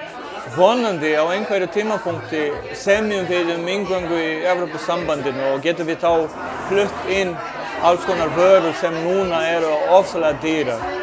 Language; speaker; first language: Icelandic; non-native, fluent; Portuguese